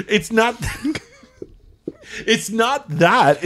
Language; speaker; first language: English; early bilingual, other home language; Spanish